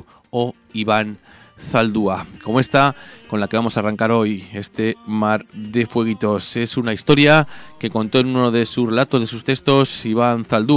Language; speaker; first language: Spanish; native; Spanish